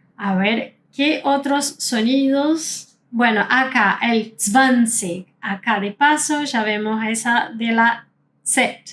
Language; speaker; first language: Spanish; non-native, fluent; German